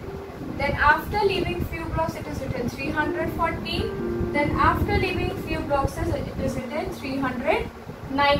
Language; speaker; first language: English; non-native, local second language; Hindi